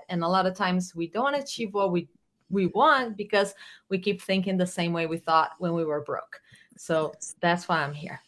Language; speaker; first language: English; non-native, fluent; Portuguese